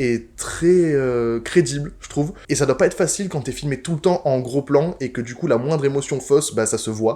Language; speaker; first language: French; native; French